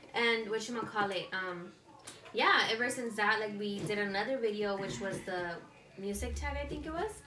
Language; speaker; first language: English; early bilingual, other home language; Spanish